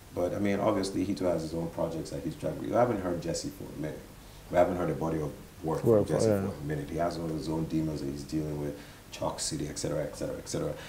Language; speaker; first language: English; non-native, local second language; Igbo